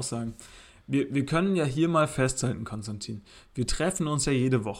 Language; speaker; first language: German; native; German